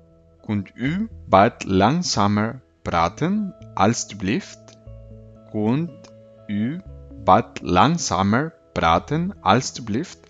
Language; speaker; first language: Dutch; non-native, learner; Spanish